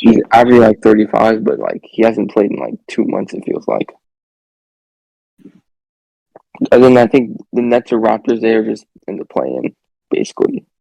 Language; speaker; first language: English; native; English